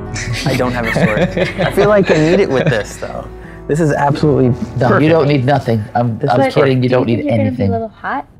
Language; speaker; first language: English; native; English